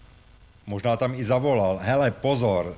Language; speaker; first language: Czech; native; Czech